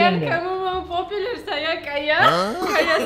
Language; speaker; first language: Indonesian; non-native, learner; Russian